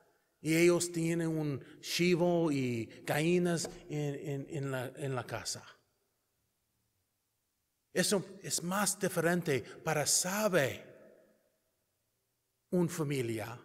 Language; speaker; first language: Spanish; non-native, learner; English